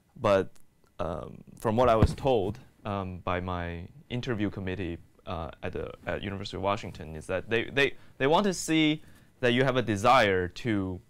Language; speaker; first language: English; native; English